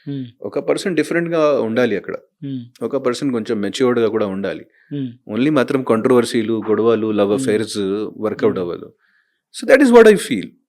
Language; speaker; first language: Telugu; non-native, fluent; Hindi